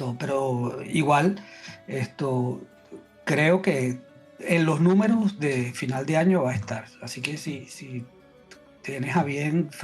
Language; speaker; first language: Spanish; native; Spanish